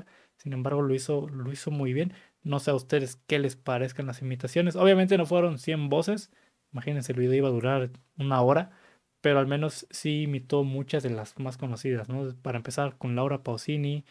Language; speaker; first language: Spanish; native; Spanish